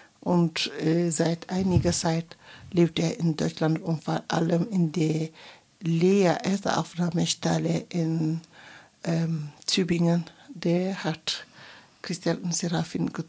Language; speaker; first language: German; non-native, fluent; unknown